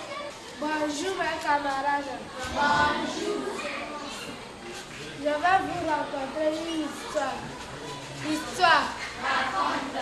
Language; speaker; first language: French; non-native, learner; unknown